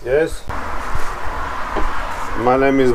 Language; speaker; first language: English; non-native, learner; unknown